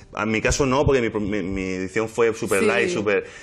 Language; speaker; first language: Spanish; native; Spanish